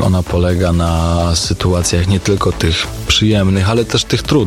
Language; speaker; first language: Polish; native; Polish